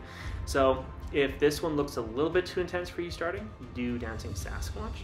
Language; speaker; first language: English; native; English